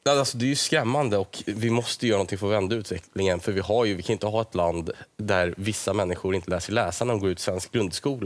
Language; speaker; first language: Swedish; native; Swedish